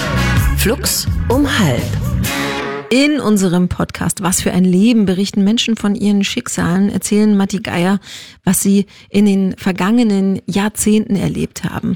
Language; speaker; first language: German; native; German